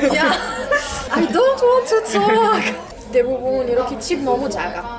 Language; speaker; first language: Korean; non-native, learner; Arabic